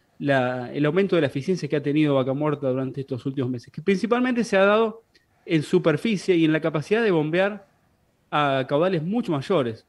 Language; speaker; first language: Spanish; native; Spanish